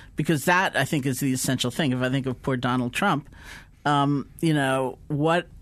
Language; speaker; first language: English; native; English